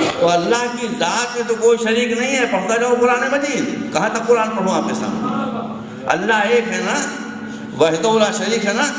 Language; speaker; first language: Urdu; native; Urdu